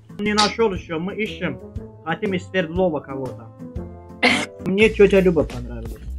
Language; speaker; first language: Russian; non-native, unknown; Azerbaijani